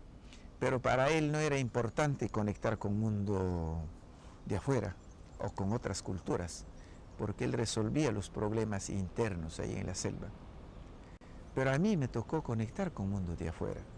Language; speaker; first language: Spanish; non-native, local second language; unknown